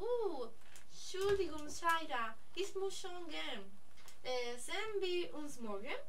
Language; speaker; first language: German; non-native, learner; Spanish